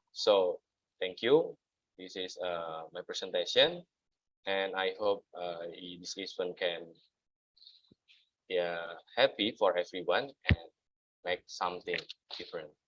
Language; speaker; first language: English; non-native, learner; Indonesian